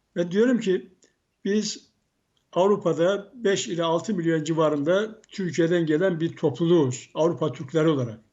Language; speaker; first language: Turkish; native; Turkish